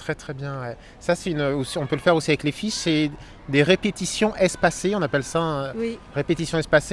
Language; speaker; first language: French; native; French